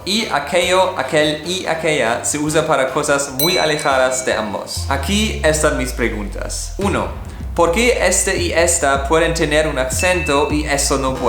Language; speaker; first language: Spanish; non-native, fluent; German